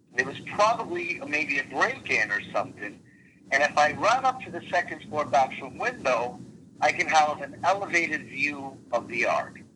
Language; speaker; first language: English; early bilingual, other home language; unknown